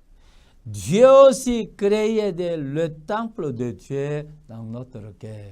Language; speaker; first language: French; non-native, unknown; Korean